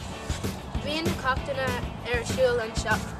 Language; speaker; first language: Irish; non-native, local second language; English